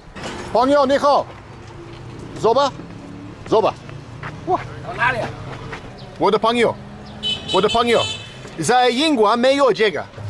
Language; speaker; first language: Chinese; non-native, learner; English